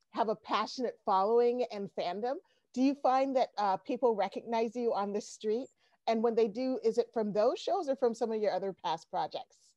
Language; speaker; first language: English; native; English